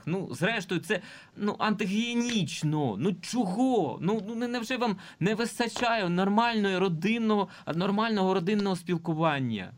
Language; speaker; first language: Ukrainian; non-native, local second language; Russian